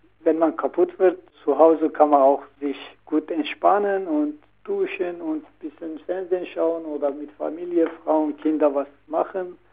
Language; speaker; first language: German; non-native, learner; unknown